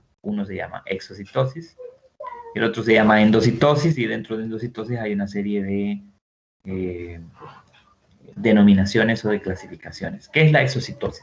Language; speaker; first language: Spanish; native; Spanish